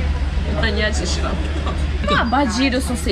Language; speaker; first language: Japanese; non-native, learner; German